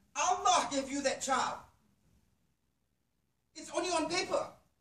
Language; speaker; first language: English; non-native, local second language; Malay